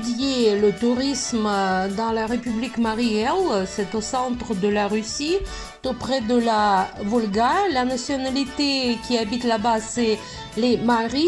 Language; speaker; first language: French; non-native, fluent; Russian